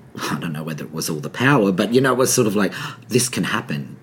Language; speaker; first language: English; native; English